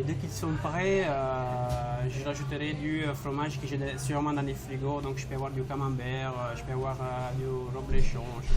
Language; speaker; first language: French; non-native, fluent; Italian